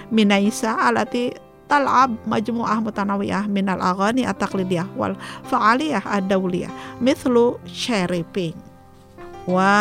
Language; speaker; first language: Arabic; non-native, fluent; Indonesian